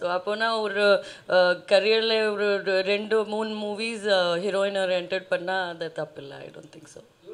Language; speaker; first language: Tamil; non-native, fluent; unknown